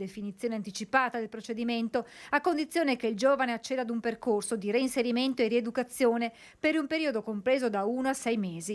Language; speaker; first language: Italian; native; Italian